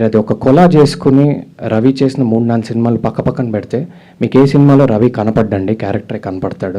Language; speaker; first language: Telugu; native; Telugu